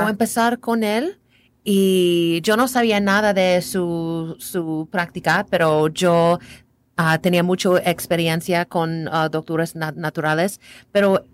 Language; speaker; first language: Spanish; non-native, learner; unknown